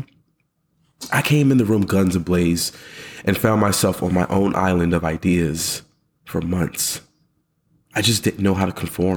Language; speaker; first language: English; native; English